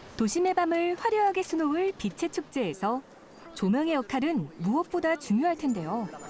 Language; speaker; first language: Korean; native; Korean